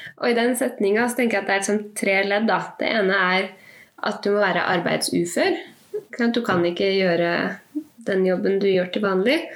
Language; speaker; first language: Norwegian; native; Norwegian